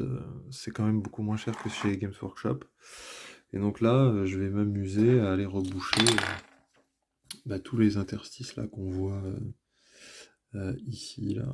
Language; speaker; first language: French; native; French